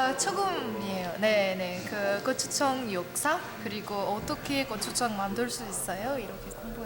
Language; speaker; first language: Korean; non-native, learner; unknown